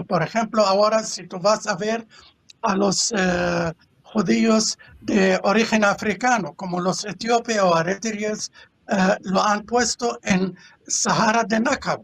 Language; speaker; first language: Spanish; non-native, fluent; Arabic